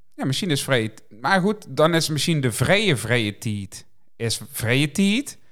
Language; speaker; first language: Dutch; native; Dutch